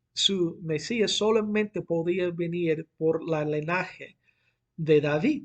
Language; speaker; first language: Spanish; non-native, fluent; English